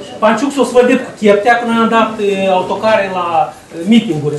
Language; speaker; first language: Romanian; native; Romanian